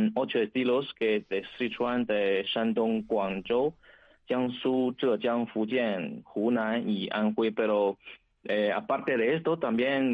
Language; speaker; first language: Spanish; non-native, fluent; Chinese